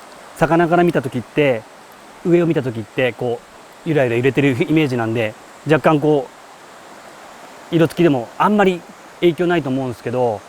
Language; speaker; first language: Japanese; native; Japanese